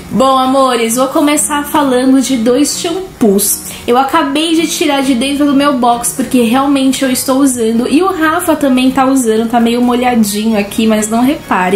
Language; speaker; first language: Portuguese; native; Portuguese